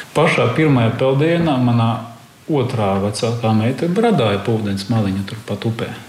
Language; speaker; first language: Latvian; native; Latvian